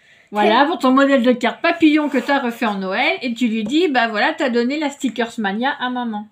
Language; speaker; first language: French; native; French